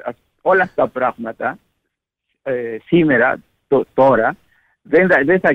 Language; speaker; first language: Greek; non-native, learner; Spanish